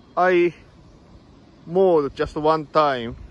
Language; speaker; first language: English; non-native, learner; Japanese